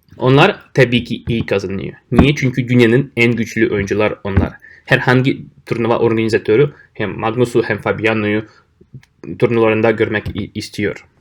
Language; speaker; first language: Turkish; non-native, fluent; Russian